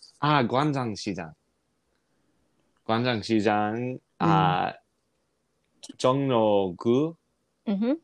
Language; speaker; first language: Korean; non-native, learner; English